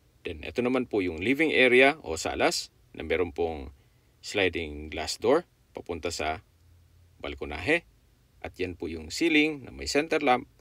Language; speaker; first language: Filipino; native; Filipino